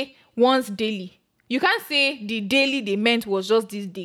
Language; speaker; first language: English; non-native, local second language; Yoruba